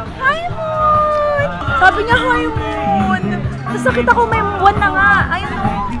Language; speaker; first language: Filipino; native; Filipino